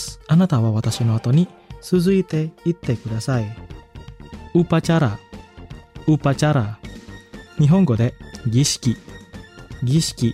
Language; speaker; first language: Japanese; non-native, fluent; Indonesian